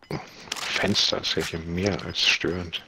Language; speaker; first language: German; native; German